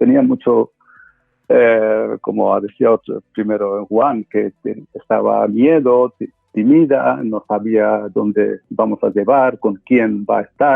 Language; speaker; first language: Spanish; non-native, fluent; Bangla